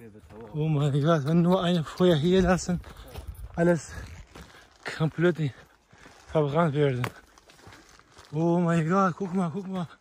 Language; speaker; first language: German; non-native, learner; Persian